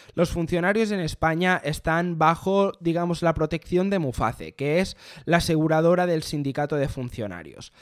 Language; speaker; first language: Spanish; native; Spanish